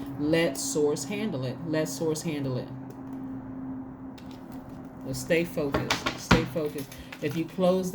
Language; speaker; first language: English; native; English